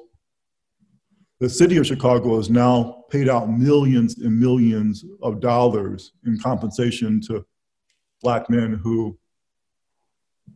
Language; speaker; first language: English; native; English